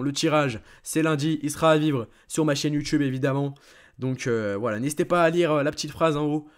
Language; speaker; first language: French; native; French